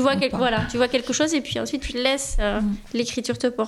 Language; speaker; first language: French; native; French